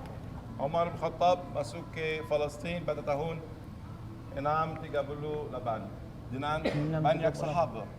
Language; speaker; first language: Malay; non-native, learner; Arabic